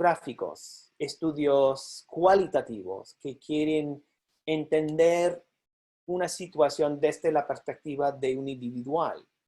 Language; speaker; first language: Spanish; non-native, fluent; English